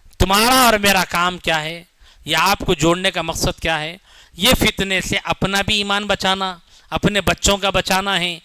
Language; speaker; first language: Urdu; native; Urdu